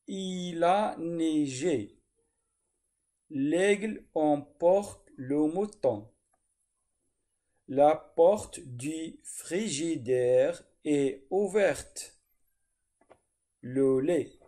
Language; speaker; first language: French; non-native, fluent; Arabic